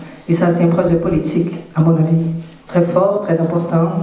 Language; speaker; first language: French; non-native, fluent; Portuguese